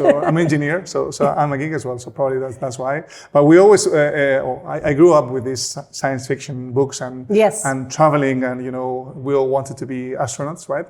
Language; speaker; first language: English; non-native, fluent; Spanish